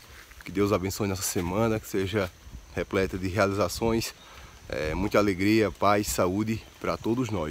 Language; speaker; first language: Portuguese; native; Portuguese